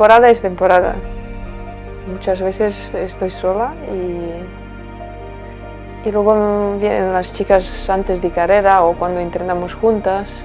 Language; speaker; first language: Spanish; non-native, fluent; Latvian